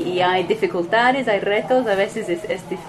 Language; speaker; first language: Spanish; non-native, fluent; English